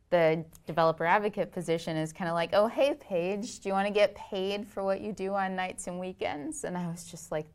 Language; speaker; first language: English; native; English